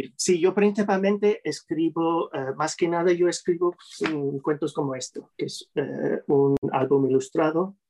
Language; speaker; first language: Spanish; non-native, fluent; English